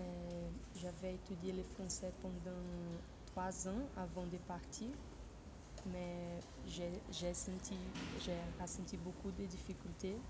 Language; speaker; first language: French; non-native, fluent; Portuguese